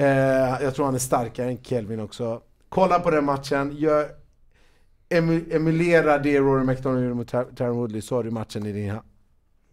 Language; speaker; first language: Swedish; native; Swedish